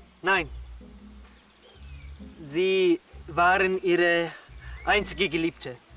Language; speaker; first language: German; non-native, learner; Kazakh